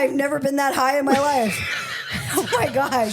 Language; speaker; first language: English; native; English